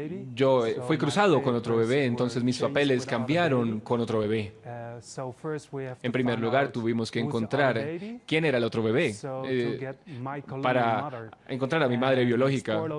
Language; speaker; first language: Spanish; non-native, fluent; Dutch